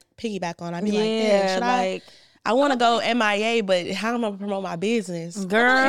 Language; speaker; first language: English; native; English